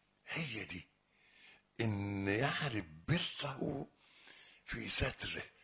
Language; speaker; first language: Arabic; native; Arabic